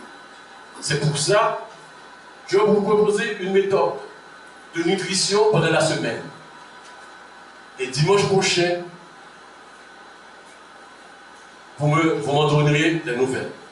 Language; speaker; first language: French; non-native, local second language; Haitian Creole